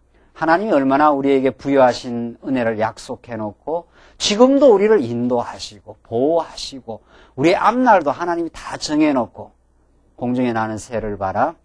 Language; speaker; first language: Korean; native; Korean